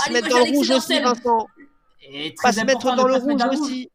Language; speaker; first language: French; native; French